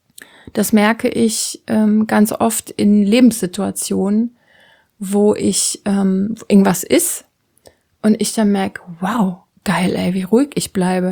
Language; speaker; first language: German; native; German